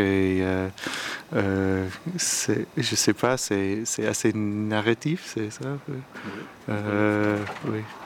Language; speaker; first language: French; non-native, learner; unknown